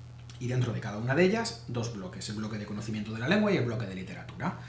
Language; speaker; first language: Spanish; native; Spanish